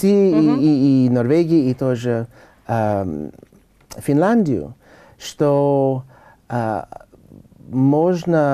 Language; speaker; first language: Russian; non-native, learner; English